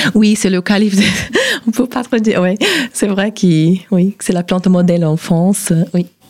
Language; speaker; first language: French; non-native, fluent; Portuguese